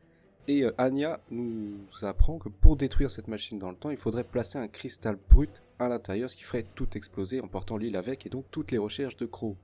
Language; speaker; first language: French; native; French